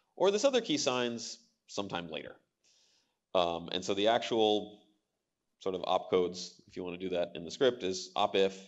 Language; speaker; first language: English; native; English